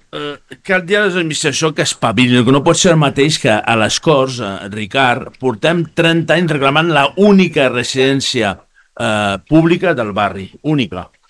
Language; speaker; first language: Catalan; non-native, fluent; Spanish